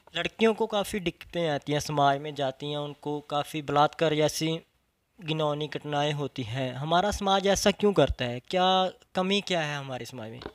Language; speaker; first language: Hindi; non-native, local second language; Punjabi